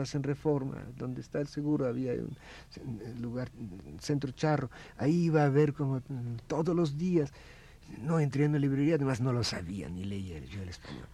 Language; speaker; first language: Spanish; non-native, fluent; Russian